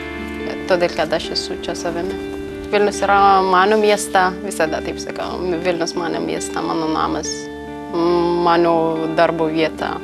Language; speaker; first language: Lithuanian; non-native, learner; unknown